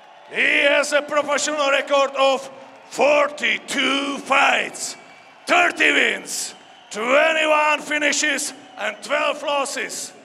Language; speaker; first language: English; non-native, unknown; Czech